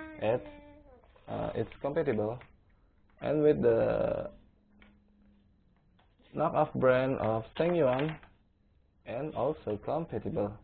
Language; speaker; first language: English; non-native, learner; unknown